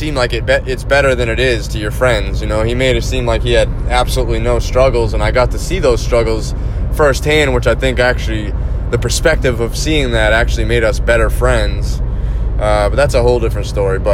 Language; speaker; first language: English; native; English